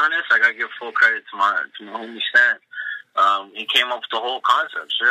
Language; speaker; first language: English; native; English